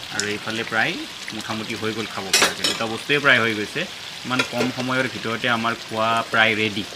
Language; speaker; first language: Assamese; non-native, local second language; Mising